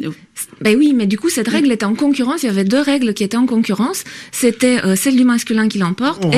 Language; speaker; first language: French; native; French